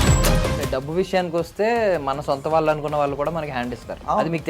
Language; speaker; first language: Telugu; native; Telugu